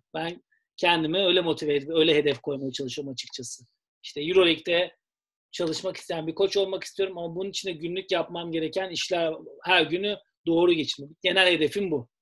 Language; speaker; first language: Turkish; native; Turkish